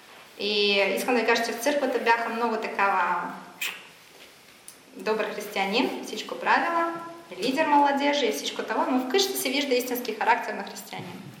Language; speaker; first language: Bulgarian; non-native, fluent; Russian